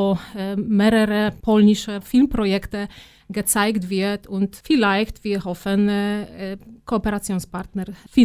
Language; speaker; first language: German; non-native, fluent; Polish